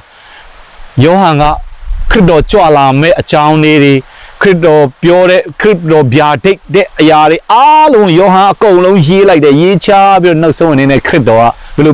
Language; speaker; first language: Burmese; non-native, fluent; Mizo